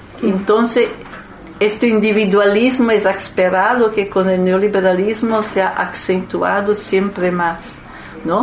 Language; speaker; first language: Spanish; non-native, fluent; Italian